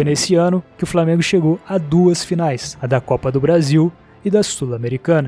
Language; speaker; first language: Portuguese; native; Portuguese